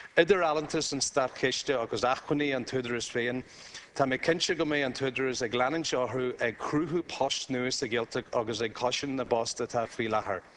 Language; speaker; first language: Irish; non-native, local second language; English